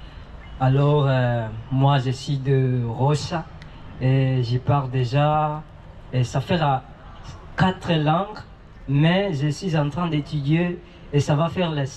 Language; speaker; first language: French; non-native, learner; Portuguese